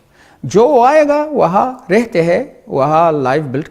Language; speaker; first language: Hindi; non-native, fluent; Pashto